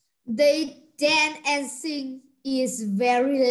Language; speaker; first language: English; non-native, learner; Vietnamese